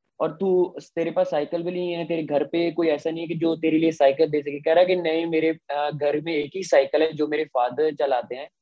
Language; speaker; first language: Hindi; non-native, local second language; Punjabi